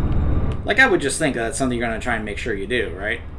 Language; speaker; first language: English; native; English